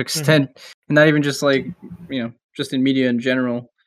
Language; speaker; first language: English; native; English